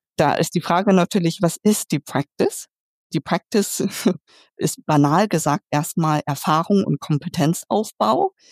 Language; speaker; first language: German; early bilingual, other home language; Vietnamese